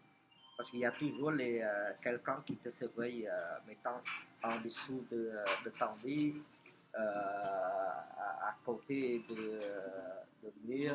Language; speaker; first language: French; non-native, fluent; Khmer